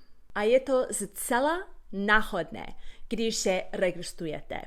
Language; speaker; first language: Czech; non-native, learner; English